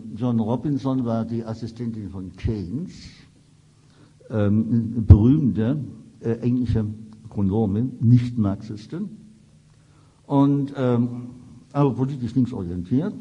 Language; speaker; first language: German; native; German